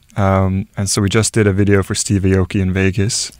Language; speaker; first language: English; non-native, fluent; Norwegian